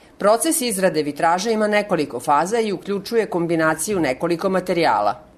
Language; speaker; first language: Serbian; native; Serbian